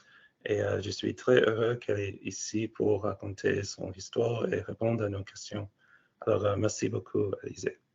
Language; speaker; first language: French; non-native, fluent; English